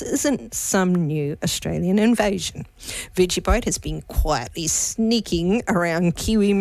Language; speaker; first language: English; native; English